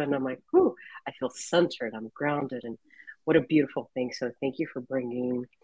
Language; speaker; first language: English; early bilingual, other home language; Spanish